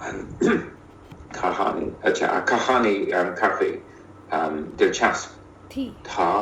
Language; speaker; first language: Hindi; non-native, learner; English